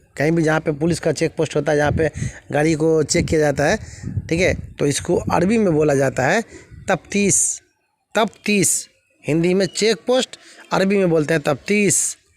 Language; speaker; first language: Hindi; native; Hindi